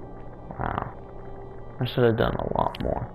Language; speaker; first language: English; native; English